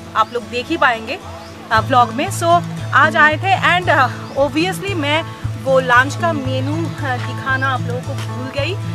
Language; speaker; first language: Hindi; non-native, local second language; Bangla